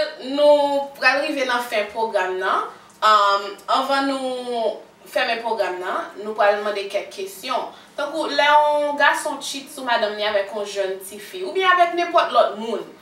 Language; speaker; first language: French; non-native, learner; English